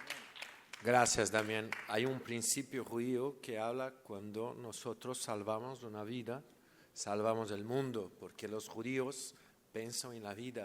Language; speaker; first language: Spanish; non-native, learner; Portuguese